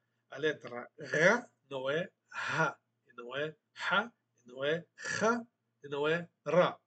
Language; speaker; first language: Portuguese; non-native, fluent; Arabic